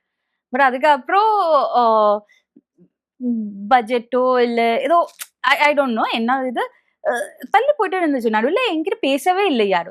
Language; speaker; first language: Tamil; non-native, local second language; Bangla